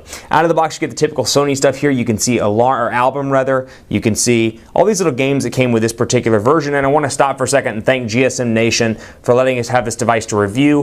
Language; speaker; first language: English; native; English